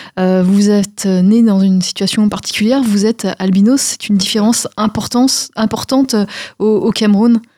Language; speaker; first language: French; native; French